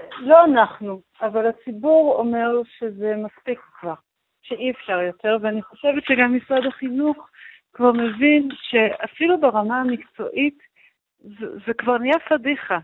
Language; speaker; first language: Hebrew; non-native, local second language; Arabic